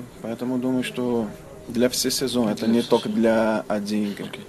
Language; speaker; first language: Russian; non-native, learner; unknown